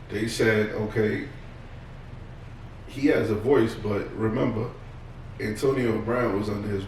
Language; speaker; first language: English; native; English